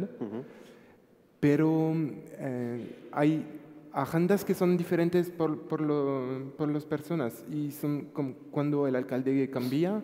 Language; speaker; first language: Spanish; non-native, fluent; French